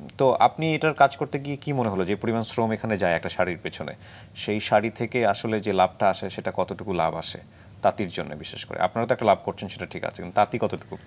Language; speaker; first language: Bangla; native; Bangla